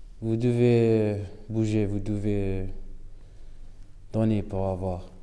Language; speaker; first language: French; non-native, local second language; Arabic